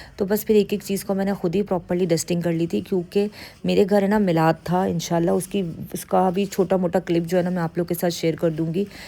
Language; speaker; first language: Urdu; native; Urdu